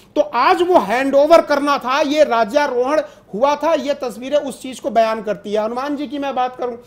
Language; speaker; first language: Hindi; native; Hindi